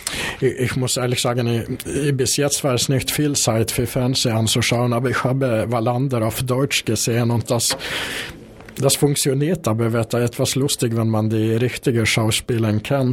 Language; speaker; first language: German; non-native, fluent; Swedish